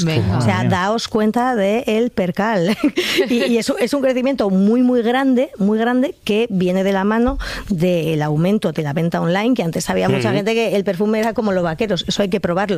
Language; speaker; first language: Spanish; native; Spanish